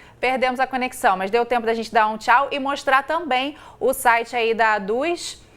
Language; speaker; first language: Portuguese; native; Portuguese